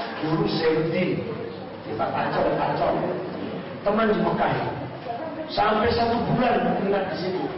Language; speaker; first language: Indonesian; non-native, local second language; Javanese